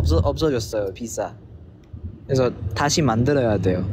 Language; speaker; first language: Korean; non-native, learner; Filipino